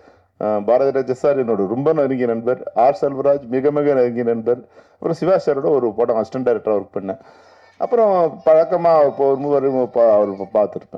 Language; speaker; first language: Tamil; native; Tamil